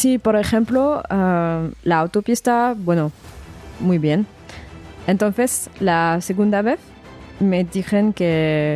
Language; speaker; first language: Spanish; non-native, fluent; French